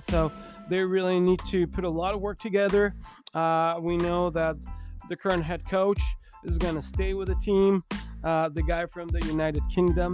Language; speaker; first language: English; non-native, fluent; Spanish